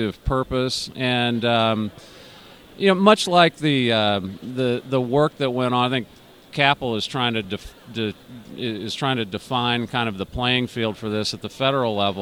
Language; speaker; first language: English; native; English